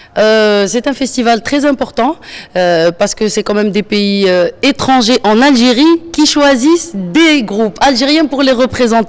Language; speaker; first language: French; non-native, local second language; Arabic